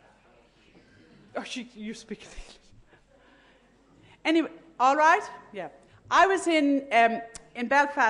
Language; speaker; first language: English; native; English